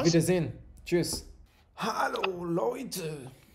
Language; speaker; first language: German; non-native, learner; French